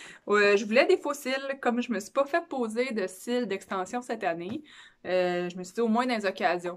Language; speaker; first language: French; native; French